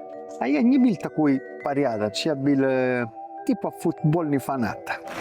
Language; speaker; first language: Russian; non-native, learner; Italian